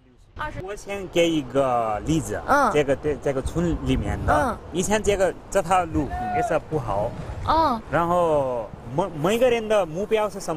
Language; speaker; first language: Chinese; non-native, learner; Nepali